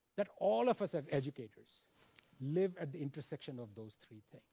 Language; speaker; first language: English; non-native, local second language; Hindi